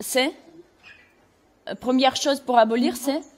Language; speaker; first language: French; non-native, fluent; Russian